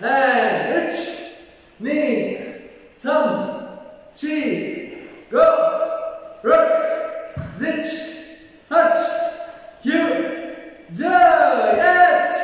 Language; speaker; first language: English; non-native, learner; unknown